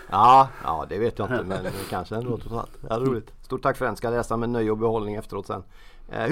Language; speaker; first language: Swedish; native; Swedish